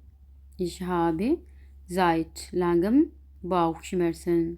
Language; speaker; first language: German; non-native, fluent; Urdu